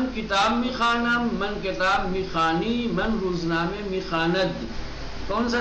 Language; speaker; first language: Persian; non-native, fluent; Urdu